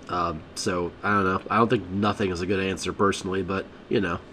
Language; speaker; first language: English; native; English